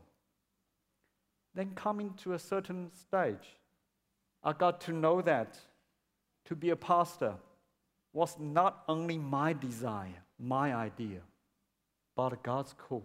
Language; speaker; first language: English; non-native, fluent; Chinese